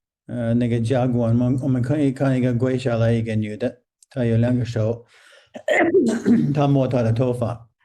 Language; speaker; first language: Chinese; non-native, fluent; English